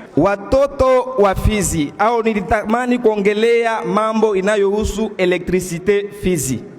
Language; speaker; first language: Swahili; non-native, local second language; Bembe